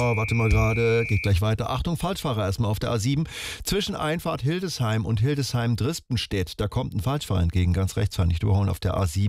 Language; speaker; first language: German; native; German